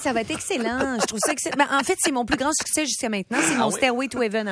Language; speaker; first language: French; native; French